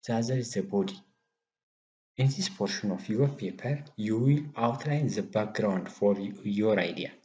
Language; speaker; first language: English; non-native, local second language; Amharic